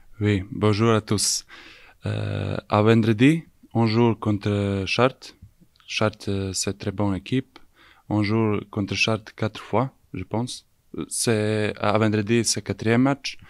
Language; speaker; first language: French; non-native, learner; Serbian